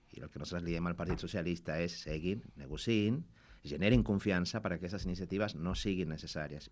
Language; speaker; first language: Catalan; non-native, fluent; Spanish